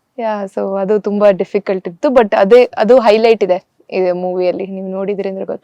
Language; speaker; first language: Kannada; early bilingual, heritage; Kannada